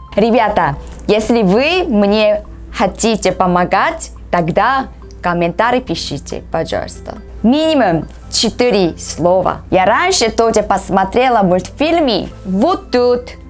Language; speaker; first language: Russian; non-native, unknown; Korean